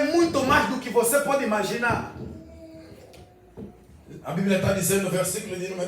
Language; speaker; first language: Portuguese; non-native, fluent; Lingala